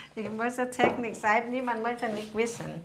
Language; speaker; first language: German; non-native, learner; Thai